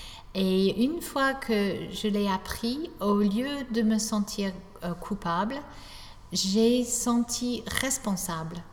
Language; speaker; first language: French; non-native, fluent; English